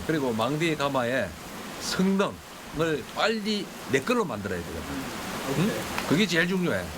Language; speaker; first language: Korean; native; Korean